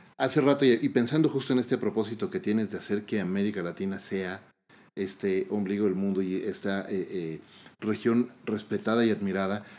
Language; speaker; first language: Spanish; native; Spanish